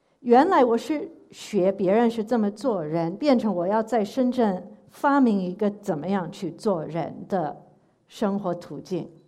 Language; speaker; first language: Chinese; non-native, fluent; English